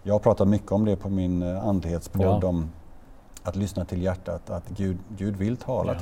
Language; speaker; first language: Swedish; native; Swedish